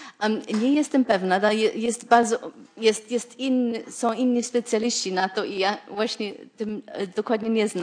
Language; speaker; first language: Polish; non-native, fluent; German